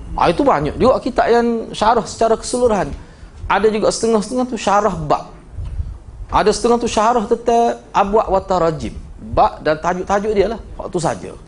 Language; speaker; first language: Malay; native; Malay